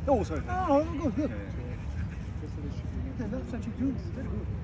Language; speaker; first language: English; non-native, learner; Italian